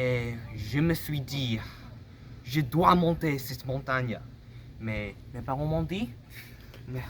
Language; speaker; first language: French; non-native, learner; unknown